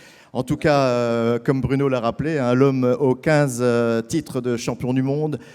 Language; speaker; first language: French; native; French